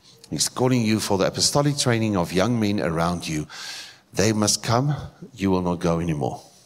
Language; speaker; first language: English; non-native, local second language; Afrikaans